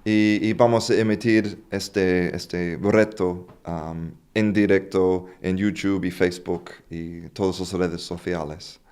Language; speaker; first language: Spanish; non-native, fluent; English